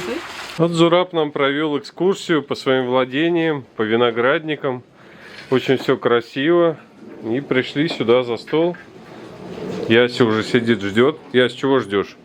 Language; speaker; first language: Russian; native; Russian